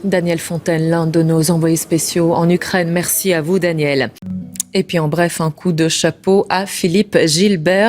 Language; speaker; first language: French; native; French